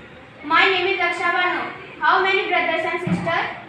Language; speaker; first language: English; non-native, learner; Hindi